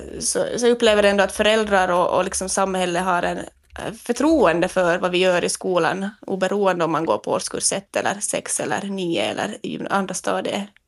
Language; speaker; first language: Swedish; native; Swedish